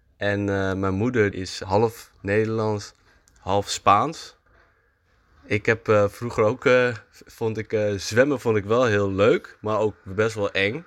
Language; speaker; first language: Dutch; native; Dutch